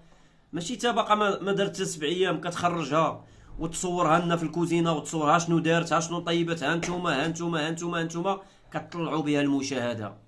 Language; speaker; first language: Arabic; native; Arabic